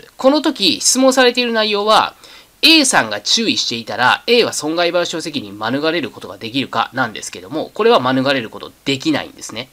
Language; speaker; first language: Japanese; native; Japanese